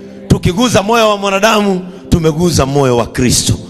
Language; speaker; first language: Swahili; non-native, local second language; Kikuyu